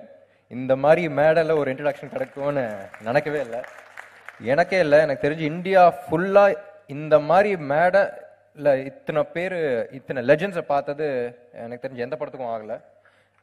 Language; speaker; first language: Tamil; non-native, local second language; Telugu